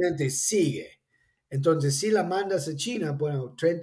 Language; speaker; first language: Spanish; non-native, fluent; English